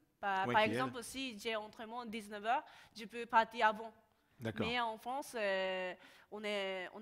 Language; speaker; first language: French; non-native, learner; Japanese